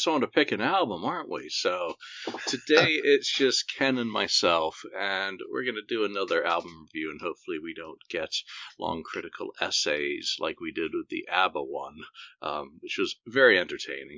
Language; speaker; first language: English; native; English